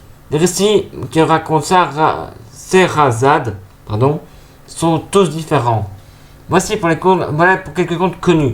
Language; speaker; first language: French; native; French